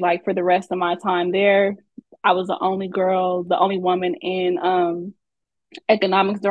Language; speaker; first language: English; native; English